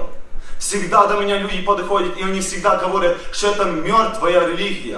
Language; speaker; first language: Russian; early bilingual, heritage; Russian